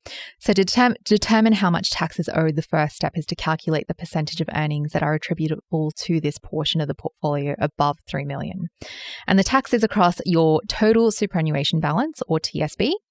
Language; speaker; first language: English; native; English